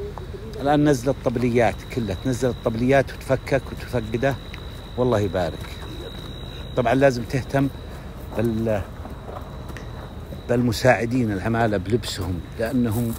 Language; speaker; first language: Arabic; native; Arabic